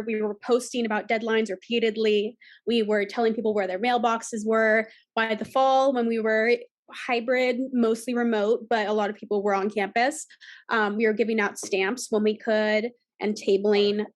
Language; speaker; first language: English; native; English